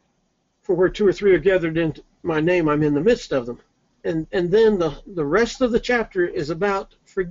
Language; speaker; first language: English; native; English